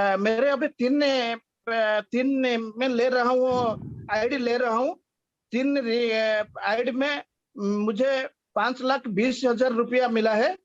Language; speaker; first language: Hindi; non-native, local second language; Odia